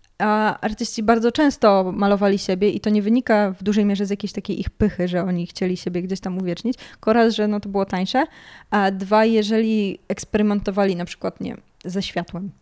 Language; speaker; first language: Polish; native; Polish